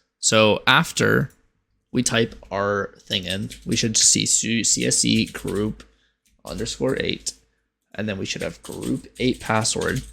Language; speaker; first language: English; native; English